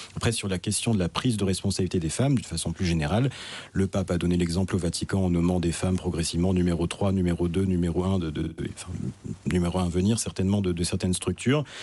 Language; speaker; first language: French; native; French